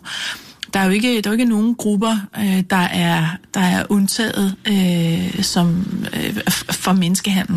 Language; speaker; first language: Danish; native; Danish